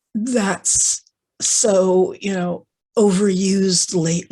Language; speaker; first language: English; native; English